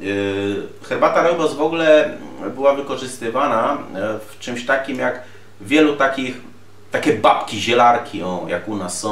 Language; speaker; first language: Polish; native; Polish